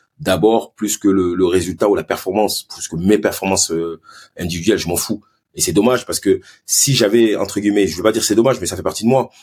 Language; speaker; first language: French; early bilingual, other home language; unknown